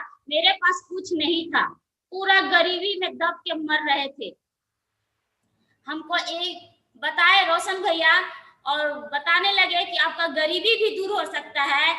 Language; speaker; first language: Hindi; non-native, local second language; Bhojpuri